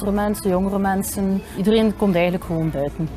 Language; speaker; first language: Dutch; native; Dutch